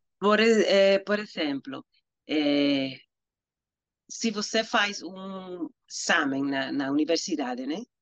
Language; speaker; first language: Portuguese; non-native, learner; Spanish